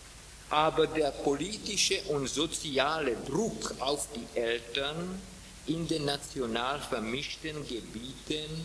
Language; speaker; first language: German; non-native, fluent; Czech